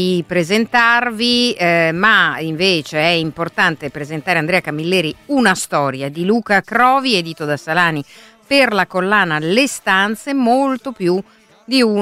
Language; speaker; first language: Italian; native; Italian